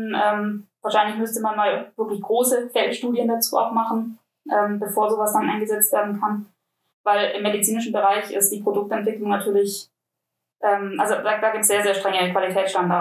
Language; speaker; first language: German; native; German